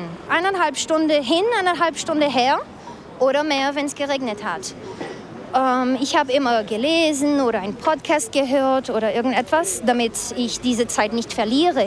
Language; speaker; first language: German; early bilingual, other home language; Portuguese